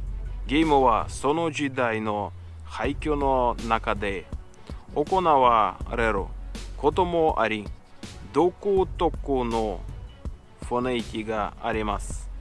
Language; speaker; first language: Japanese; non-native, learner; Russian